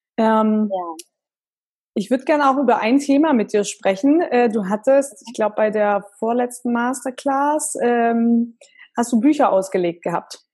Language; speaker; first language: German; native; German